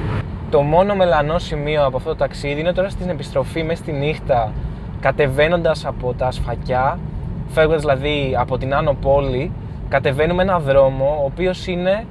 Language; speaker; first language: Greek; native; Greek